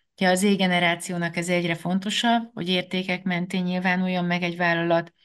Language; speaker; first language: Hungarian; native; Hungarian